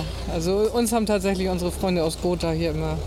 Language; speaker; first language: German; native; German